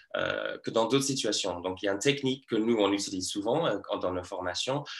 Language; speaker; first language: French; non-native, fluent; English